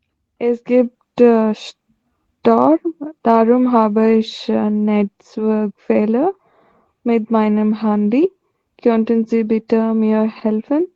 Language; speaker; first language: German; non-native, learner; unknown